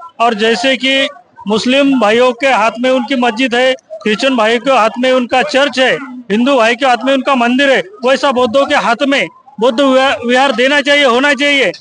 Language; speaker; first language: Hindi; non-native, local second language; Marathi